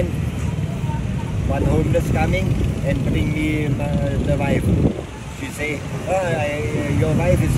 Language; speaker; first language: English; non-native, learner; German